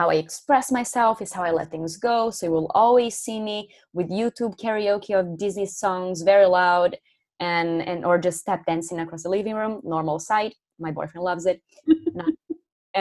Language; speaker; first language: English; non-native, fluent; Portuguese